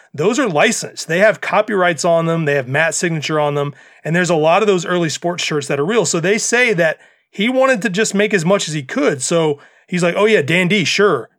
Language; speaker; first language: English; native; English